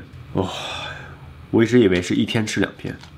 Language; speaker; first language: Chinese; native; Chinese